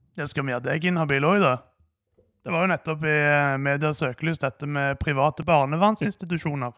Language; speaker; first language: Norwegian; native; Norwegian